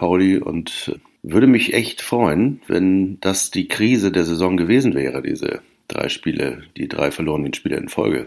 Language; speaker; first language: German; native; German